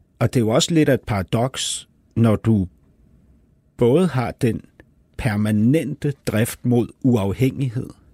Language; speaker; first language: Danish; native; Danish